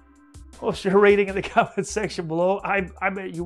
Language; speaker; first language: English; native; English